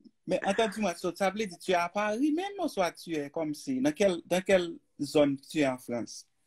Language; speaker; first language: French; non-native, learner; Haitian Creole